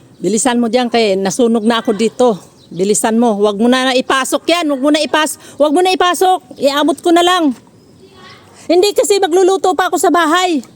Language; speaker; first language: Filipino; non-native, local second language; Cebuano